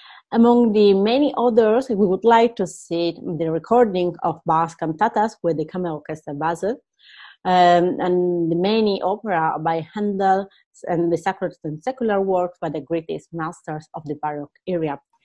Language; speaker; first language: English; non-native, fluent; Italian